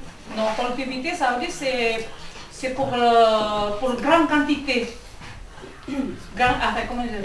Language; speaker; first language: French; non-native, fluent; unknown